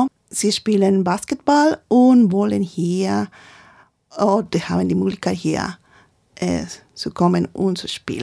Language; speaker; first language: German; non-native, learner; Spanish